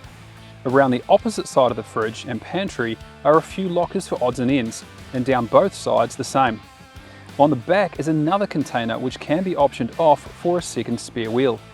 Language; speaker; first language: English; native; English